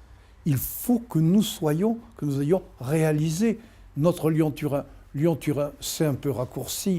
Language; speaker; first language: French; native; French